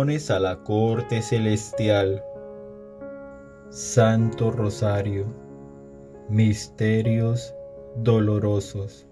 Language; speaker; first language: Spanish; native; Spanish